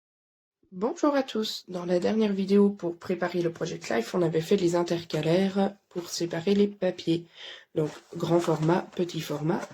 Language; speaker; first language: French; native; French